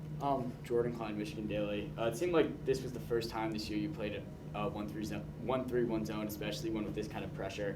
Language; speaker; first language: English; native; English